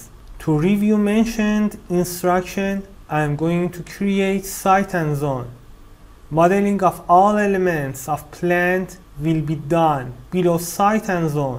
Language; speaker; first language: English; non-native, fluent; Persian